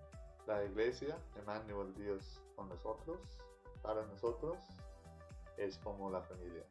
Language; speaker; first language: Spanish; non-native, learner; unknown